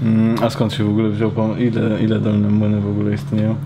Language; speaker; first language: Polish; native; Polish